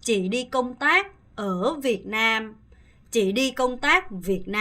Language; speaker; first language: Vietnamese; non-native, fluent; Korean